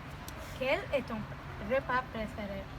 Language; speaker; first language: French; non-native, learner; Bulgarian